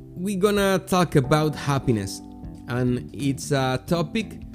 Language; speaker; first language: English; non-native, learner; Spanish